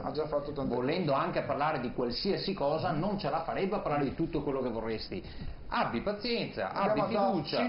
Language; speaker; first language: Italian; native; Italian